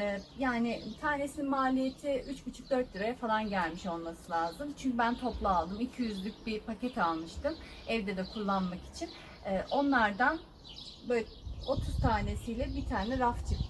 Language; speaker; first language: Turkish; native; Turkish